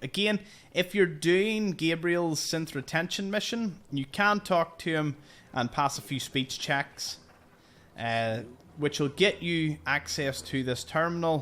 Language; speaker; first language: English; native; English